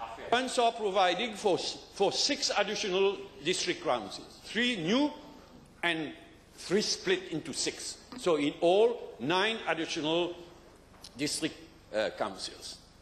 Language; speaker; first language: English; non-native, local second language; French